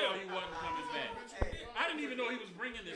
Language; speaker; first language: English; native; English